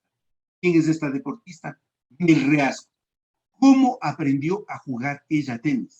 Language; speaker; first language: Spanish; native; Spanish